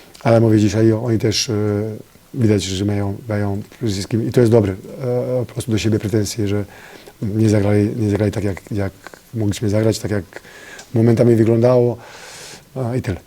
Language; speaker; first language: Polish; non-native, fluent; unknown